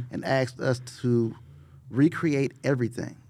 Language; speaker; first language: English; native; English